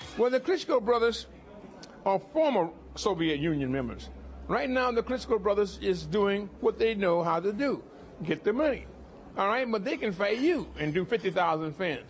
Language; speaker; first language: English; native; English